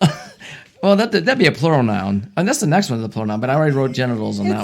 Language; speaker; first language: English; native; English